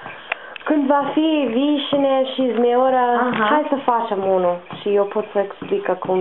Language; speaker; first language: Romanian; non-native, learner; English